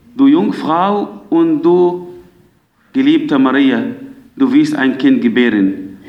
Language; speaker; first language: German; non-native, fluent; Arabic